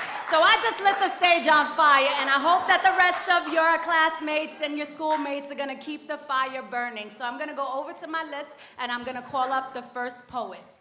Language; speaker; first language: English; early bilingual, other home language; Spanish